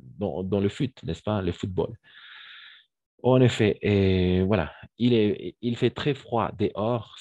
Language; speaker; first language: French; non-native, fluent; Spanish